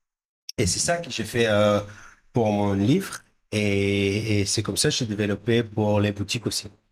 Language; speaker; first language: French; non-native, fluent; Hebrew